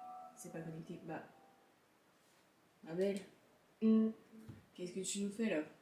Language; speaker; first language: French; native; French